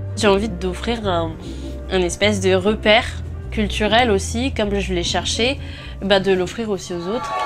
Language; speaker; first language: French; early bilingual, other home language; Spanish